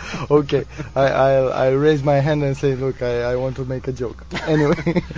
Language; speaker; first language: English; non-native, fluent; Romanian